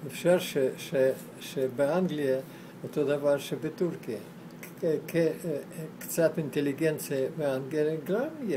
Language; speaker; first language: Hebrew; non-native, learner; Russian